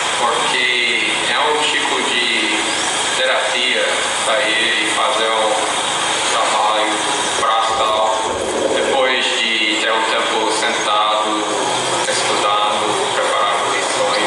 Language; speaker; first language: Portuguese; non-native, fluent; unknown